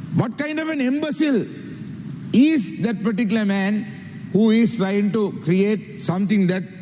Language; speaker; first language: English; non-native, local second language; Sinhala